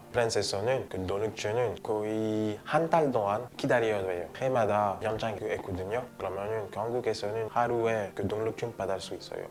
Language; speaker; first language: Korean; non-native, learner; French